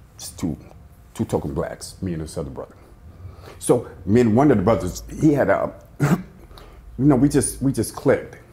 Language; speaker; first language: English; native; English